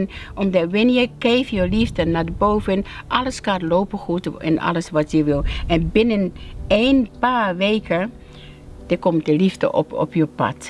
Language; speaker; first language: Dutch; non-native, learner; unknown